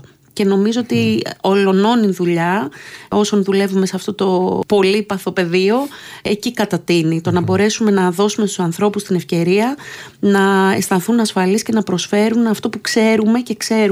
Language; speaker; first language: Greek; native; Greek